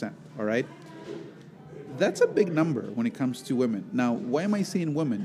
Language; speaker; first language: English; non-native, fluent; Spanish